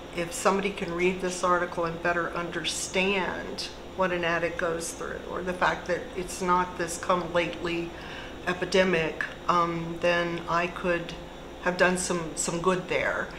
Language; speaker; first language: English; native; English